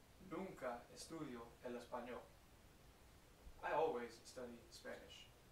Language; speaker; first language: Spanish; non-native, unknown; English